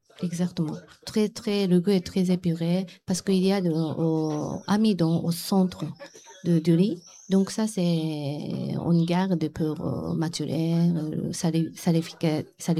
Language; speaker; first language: French; non-native, learner; Japanese